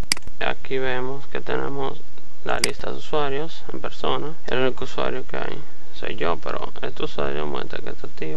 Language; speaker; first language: Spanish; native; Spanish